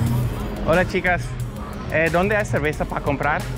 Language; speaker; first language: Spanish; non-native, fluent; English